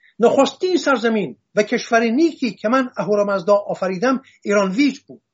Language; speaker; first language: Persian; non-native, local second language; Assyrian Neo-Aramaic